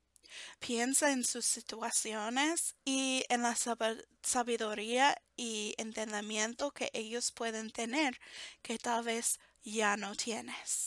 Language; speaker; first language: Spanish; non-native, fluent; English